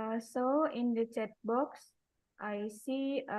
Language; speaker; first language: English; non-native, learner; Indonesian